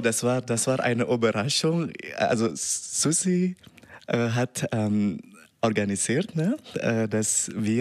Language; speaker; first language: German; non-native, learner; Indonesian